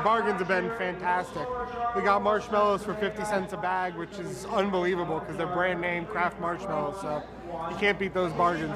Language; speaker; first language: English; native; English